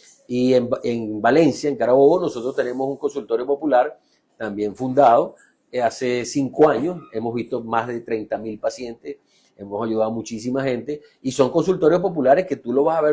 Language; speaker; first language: Spanish; native; Spanish